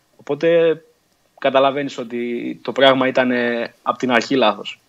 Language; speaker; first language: Greek; early bilingual, other home language; Portuguese